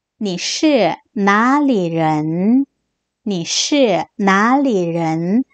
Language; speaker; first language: Chinese; non-native, fluent; Korean